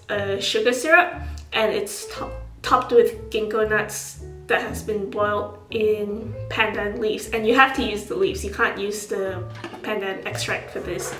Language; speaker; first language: English; non-native, local second language; Min Nan Chinese